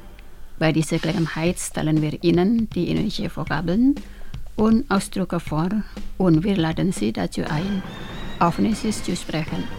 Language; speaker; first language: German; non-native, fluent; Indonesian